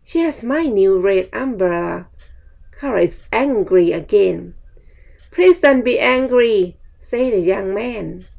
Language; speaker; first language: English; non-native, fluent; Thai